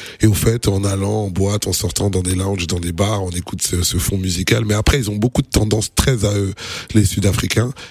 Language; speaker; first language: French; non-native, local second language; Lingala